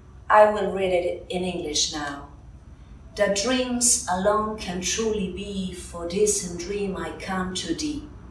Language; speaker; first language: English; non-native, fluent; Spanish